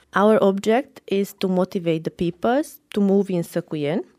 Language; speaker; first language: English; non-native, learner; Romanian